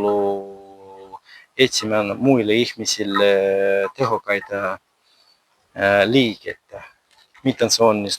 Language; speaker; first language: Finnish; non-native, learner; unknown